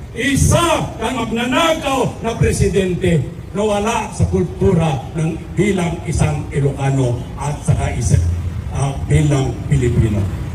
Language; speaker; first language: Filipino; non-native, local second language; Iloko